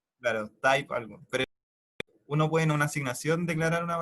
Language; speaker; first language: Spanish; native; Spanish